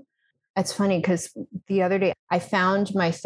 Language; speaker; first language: English; native; English